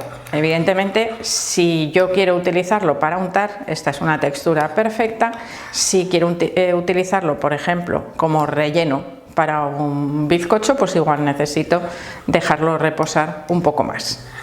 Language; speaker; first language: Spanish; native; Spanish